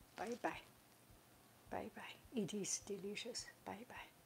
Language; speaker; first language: English; non-native, fluent; Chinese